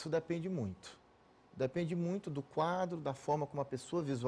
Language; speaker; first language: Portuguese; native; Portuguese